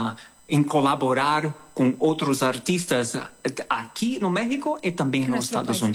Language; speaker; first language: Portuguese; non-native, learner; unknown